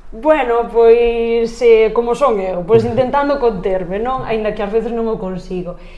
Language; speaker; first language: Galician; native; Galician